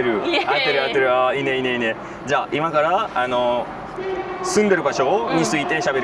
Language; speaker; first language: Japanese; non-native, fluent; Persian